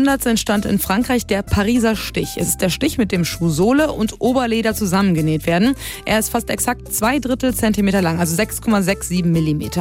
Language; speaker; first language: German; native; German